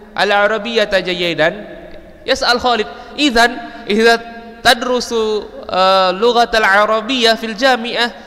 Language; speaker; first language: Arabic; non-native, fluent; Indonesian